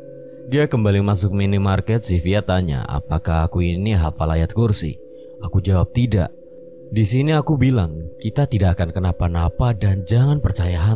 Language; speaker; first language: Indonesian; native; Indonesian